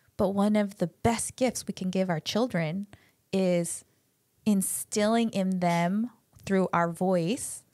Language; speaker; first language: English; early bilingual, other home language; Korean